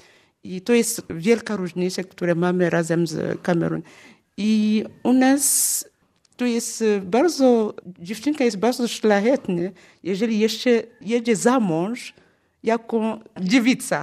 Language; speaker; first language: Polish; non-native, learner; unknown